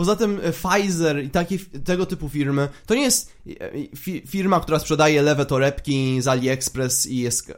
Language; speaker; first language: Polish; native; Polish